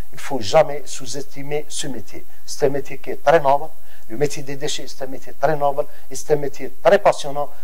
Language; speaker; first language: French; non-native, local second language; Arabic